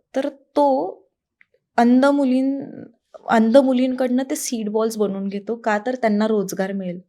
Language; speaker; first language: Marathi; native; Marathi